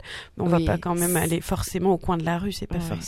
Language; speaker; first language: French; native; French